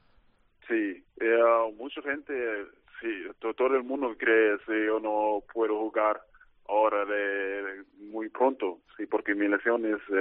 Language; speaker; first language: Spanish; non-native, learner; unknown